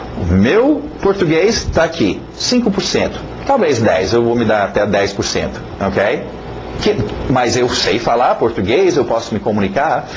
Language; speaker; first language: Portuguese; non-native, fluent; English